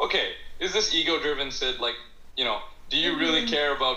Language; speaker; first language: English; native; English